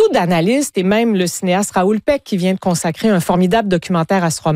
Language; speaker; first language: French; native; French